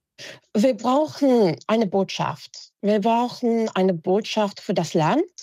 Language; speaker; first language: German; non-native, fluent; English